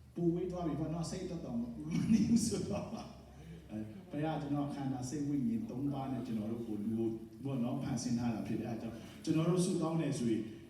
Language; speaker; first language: Burmese; non-native, local second language; Tedim Chin